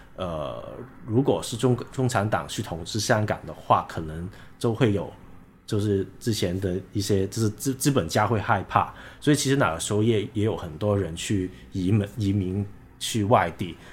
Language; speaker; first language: Chinese; non-native, local second language; Cantonese